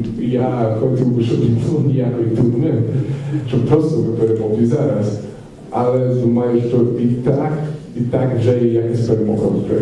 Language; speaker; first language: Ukrainian; non-native, learner; Polish